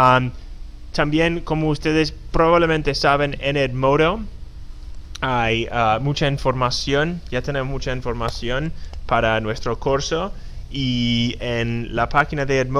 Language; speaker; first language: Spanish; non-native, fluent; English